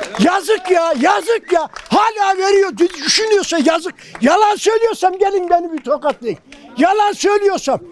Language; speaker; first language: Turkish; native; Turkish